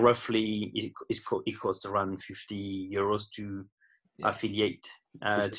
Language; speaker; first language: English; non-native, fluent; French